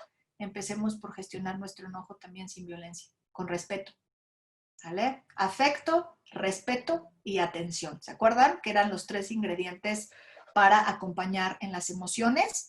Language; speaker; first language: Spanish; native; Spanish